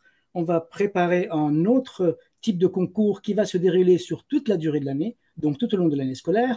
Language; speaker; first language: French; native; French